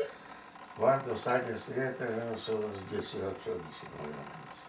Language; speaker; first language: Spanish; non-native, fluent; Yiddish